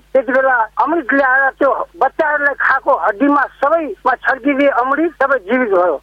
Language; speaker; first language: Nepali; non-native, local second language; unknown